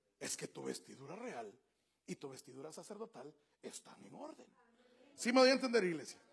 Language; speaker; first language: Spanish; native; Spanish